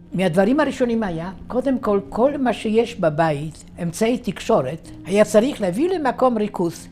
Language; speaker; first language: Hebrew; non-native, fluent; Yiddish